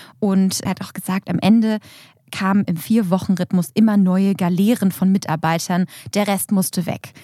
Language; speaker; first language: German; native; German